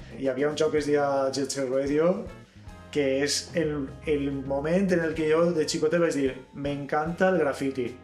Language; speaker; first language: Catalan; native; Catalan